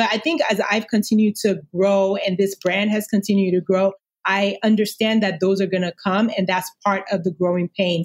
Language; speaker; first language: English; non-native, local second language; Yoruba